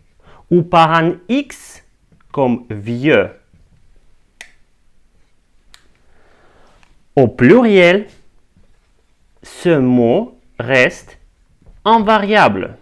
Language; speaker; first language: French; non-native, fluent; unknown